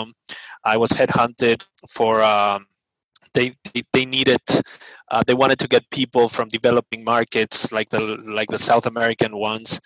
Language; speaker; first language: English; non-native, fluent; Spanish